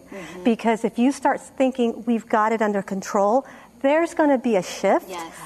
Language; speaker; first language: English; non-native, fluent; Spanish